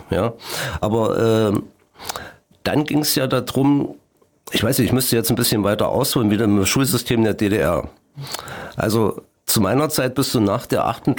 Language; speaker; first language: German; native; German